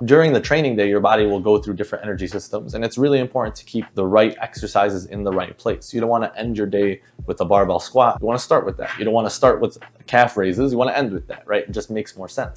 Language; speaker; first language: English; native; English